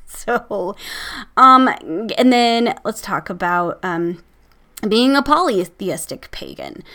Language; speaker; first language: English; native; English